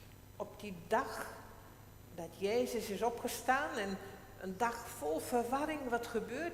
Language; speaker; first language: Dutch; non-native, local second language; Western Frisian